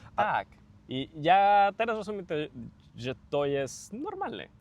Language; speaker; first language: Polish; non-native, learner; Spanish